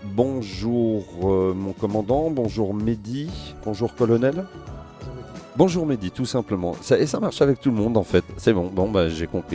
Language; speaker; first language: French; native; French